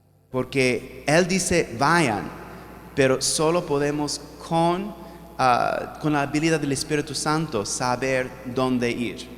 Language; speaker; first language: Spanish; non-native, fluent; English